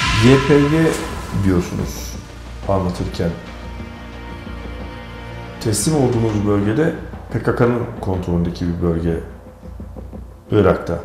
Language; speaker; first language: Turkish; native; Turkish